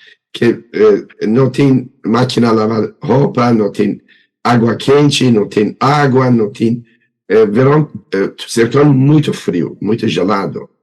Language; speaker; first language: Portuguese; non-native, learner; Persian